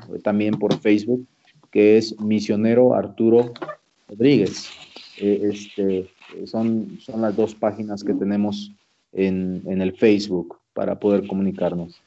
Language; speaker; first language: Spanish; native; Spanish